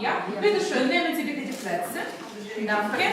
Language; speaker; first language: German; non-native, fluent; Ukrainian